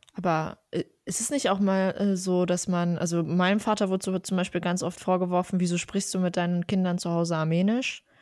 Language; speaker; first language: German; early bilingual, other home language; Armenian